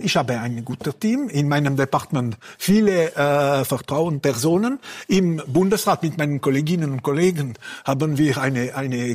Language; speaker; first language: German; non-native, local second language; French